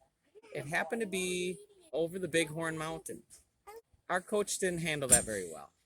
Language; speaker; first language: English; native; English